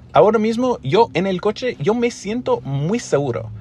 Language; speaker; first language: Spanish; non-native, fluent; English